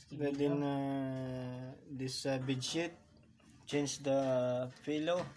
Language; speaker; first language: English; non-native, learner; Filipino